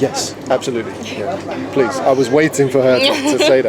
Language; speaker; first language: English; native; English